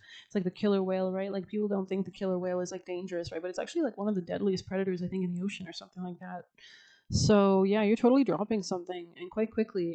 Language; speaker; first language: English; native; English